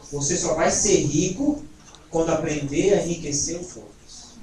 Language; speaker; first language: Portuguese; native; Portuguese